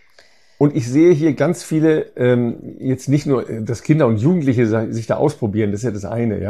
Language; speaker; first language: German; native; German